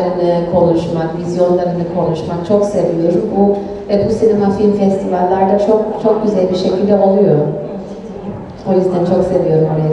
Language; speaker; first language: Turkish; non-native, fluent; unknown